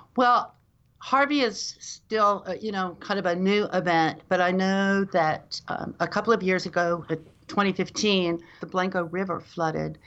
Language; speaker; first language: English; native; English